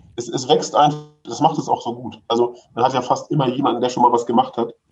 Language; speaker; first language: German; native; German